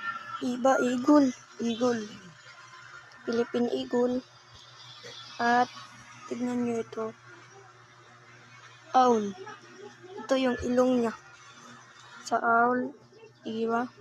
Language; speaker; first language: Filipino; non-native, local second language; Cebuano